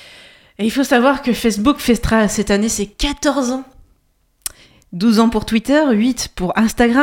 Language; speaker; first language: French; native; French